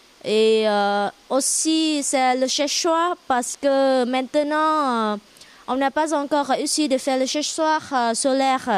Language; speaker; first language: French; non-native, learner; Vietnamese